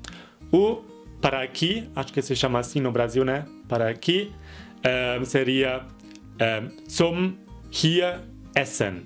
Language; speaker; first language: Portuguese; non-native, fluent; German